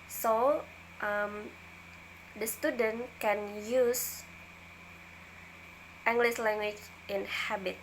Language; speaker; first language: English; non-native, learner; Indonesian